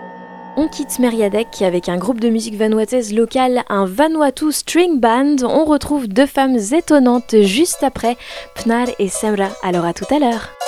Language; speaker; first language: French; native; French